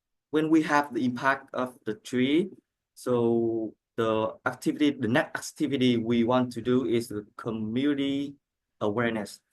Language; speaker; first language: English; non-native, learner; Vietnamese